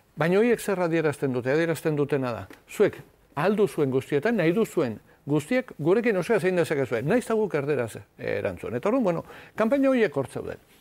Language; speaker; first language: Basque; native; Basque